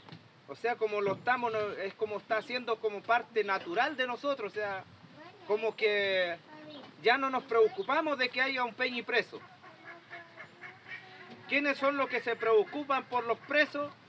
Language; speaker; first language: Spanish; native; Spanish